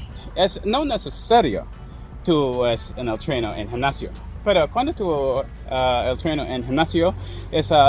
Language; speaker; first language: Spanish; non-native, learner; English